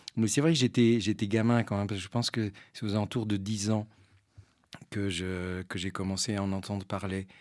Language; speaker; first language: French; early bilingual, other home language; Spanish